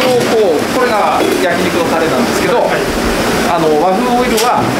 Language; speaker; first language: Japanese; native; Japanese